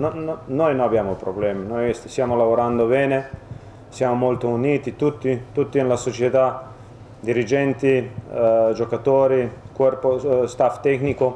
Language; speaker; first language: Italian; non-native, fluent; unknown